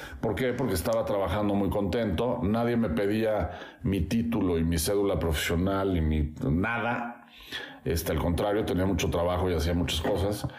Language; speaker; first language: Spanish; native; Spanish